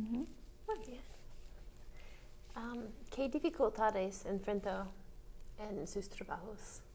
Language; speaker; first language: Spanish; non-native, learner; English